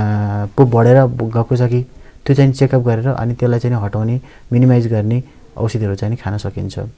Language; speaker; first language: Nepali; native; Nepali